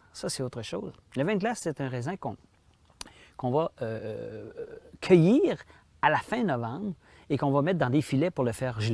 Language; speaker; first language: French; native; French